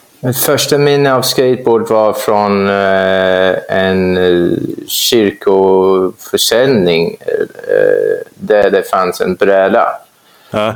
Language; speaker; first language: Swedish; non-native, fluent; English